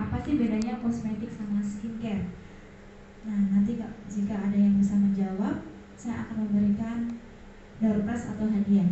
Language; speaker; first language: Indonesian; native; Indonesian